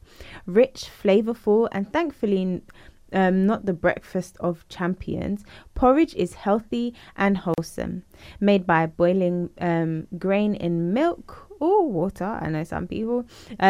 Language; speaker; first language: English; native; English